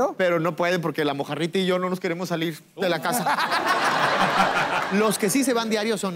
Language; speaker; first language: Spanish; native; Spanish